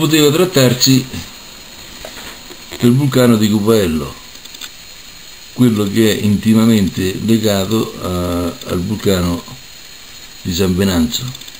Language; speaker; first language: Italian; native; Italian